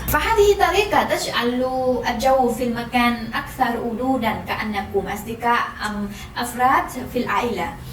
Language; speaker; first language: Arabic; non-native, fluent; Vietnamese